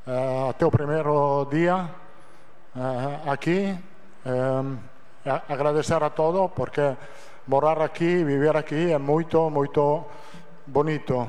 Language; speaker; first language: Portuguese; non-native, fluent; Italian